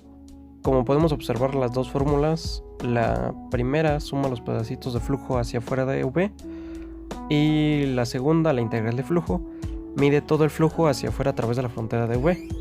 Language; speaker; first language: Spanish; native; Spanish